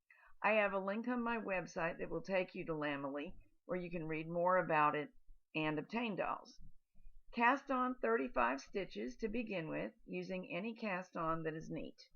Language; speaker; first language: English; native; English